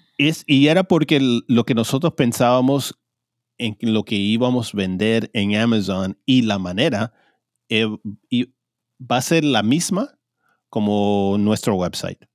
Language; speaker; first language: Spanish; early bilingual, heritage; Spanish